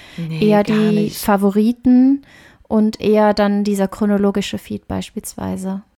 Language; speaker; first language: German; native; German